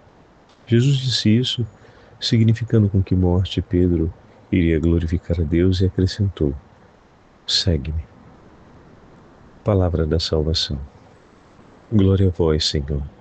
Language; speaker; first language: Portuguese; native; Portuguese